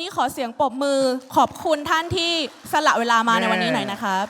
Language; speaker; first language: Thai; native; Thai